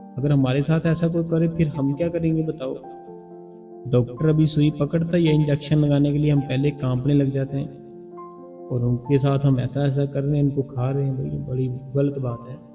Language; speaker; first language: Hindi; non-native, local second language; Punjabi